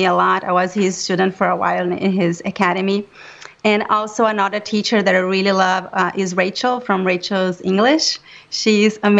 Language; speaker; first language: English; non-native, fluent; Portuguese